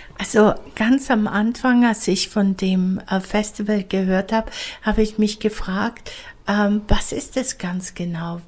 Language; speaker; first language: German; native; German